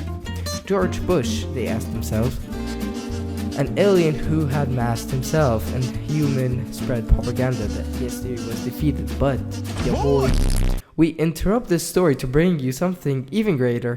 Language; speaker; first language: English; native; English